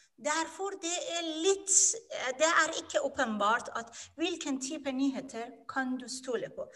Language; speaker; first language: Norwegian; non-native, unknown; Persian